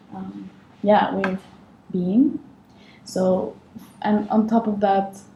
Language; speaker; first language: English; non-native, fluent; Arabic